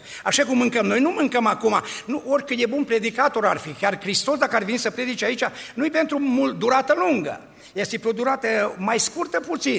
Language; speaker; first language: Romanian; native; Romanian